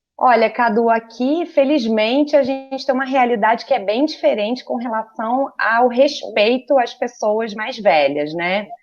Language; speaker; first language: Portuguese; native; Portuguese